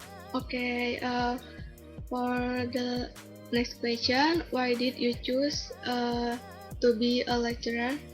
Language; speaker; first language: English; non-native, learner; Indonesian